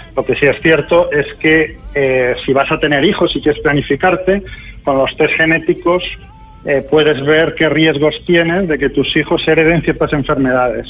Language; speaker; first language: Spanish; native; Spanish